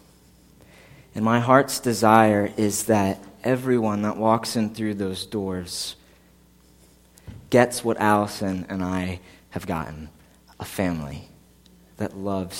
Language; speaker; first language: English; native; English